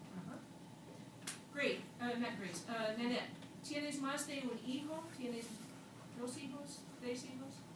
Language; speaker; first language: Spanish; non-native, fluent; English